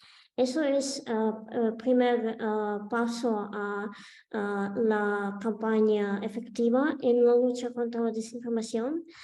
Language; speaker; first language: Spanish; non-native, fluent; Ukrainian